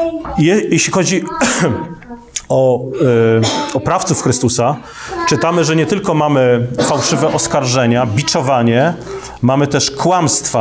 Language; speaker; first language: Polish; native; Polish